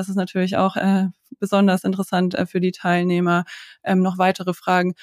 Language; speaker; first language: German; native; German